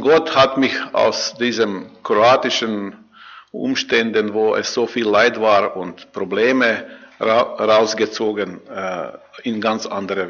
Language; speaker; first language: German; non-native, learner; Croatian